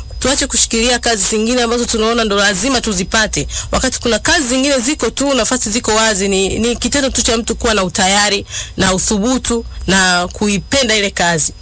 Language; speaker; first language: Swahili; non-native, local second language; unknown